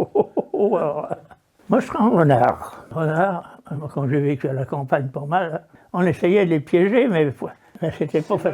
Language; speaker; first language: French; native; French